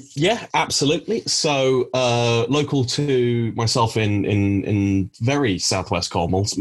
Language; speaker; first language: English; native; English